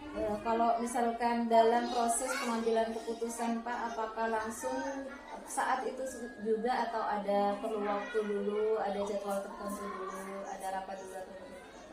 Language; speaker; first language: Indonesian; non-native, local second language; Madurese